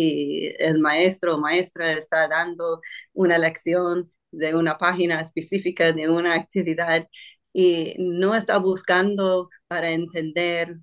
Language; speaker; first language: Spanish; non-native, fluent; English